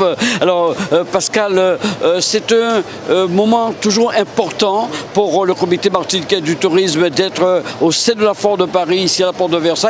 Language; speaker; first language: French; native; French